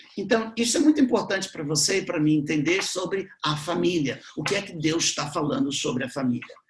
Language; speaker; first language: Portuguese; native; Portuguese